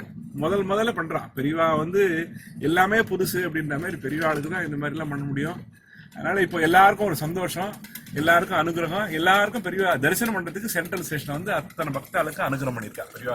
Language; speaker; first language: Tamil; native; Tamil